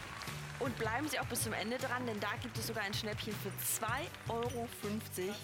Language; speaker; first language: German; native; German